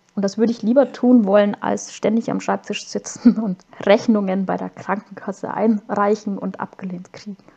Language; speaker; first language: German; native; German